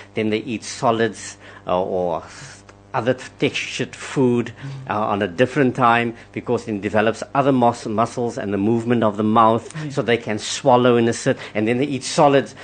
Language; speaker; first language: English; non-native, local second language; Afrikaans